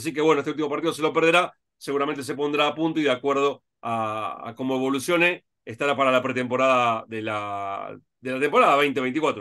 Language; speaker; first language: Spanish; native; Spanish